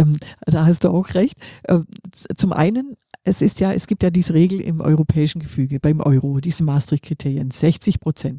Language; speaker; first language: German; native; German